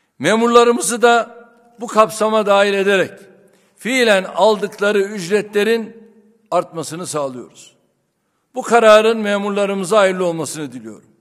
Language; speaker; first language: Turkish; native; Turkish